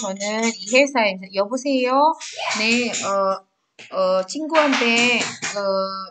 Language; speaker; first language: Korean; non-native, fluent; Indonesian